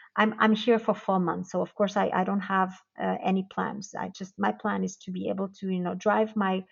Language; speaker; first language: English; non-native, fluent; Portuguese